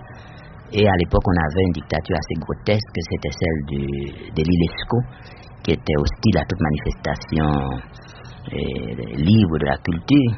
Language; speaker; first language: French; non-native, local second language; Haitian Creole